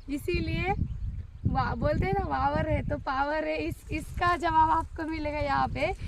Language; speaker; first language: Hindi; non-native, local second language; Marathi